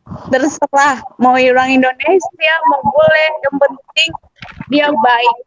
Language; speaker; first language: Indonesian; non-native, local second language; Minangkabau